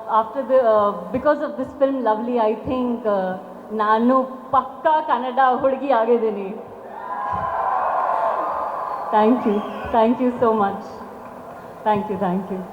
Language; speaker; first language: Kannada; non-native, local second language; Hindi